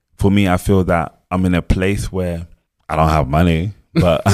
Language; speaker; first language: English; native; English